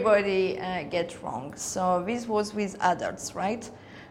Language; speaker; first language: English; non-native, fluent; Spanish